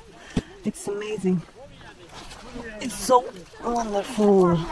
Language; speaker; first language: English; non-native, learner; Kurdish